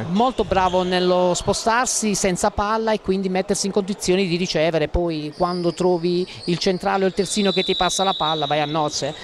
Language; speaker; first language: Italian; native; Italian